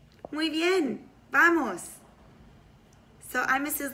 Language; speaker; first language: Spanish; non-native, fluent; English